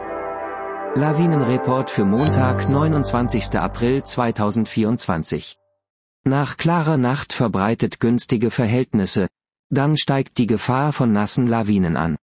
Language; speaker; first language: German; native; German